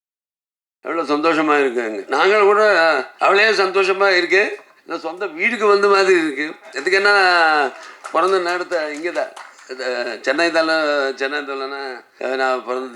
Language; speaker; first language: Tamil; non-native, local second language; Telugu